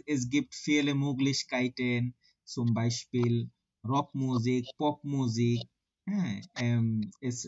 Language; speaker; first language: German; non-native, fluent; Bangla